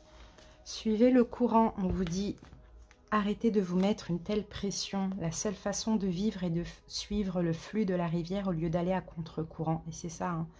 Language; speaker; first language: French; native; French